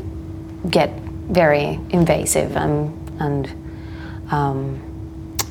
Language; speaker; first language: English; non-native, fluent; Spanish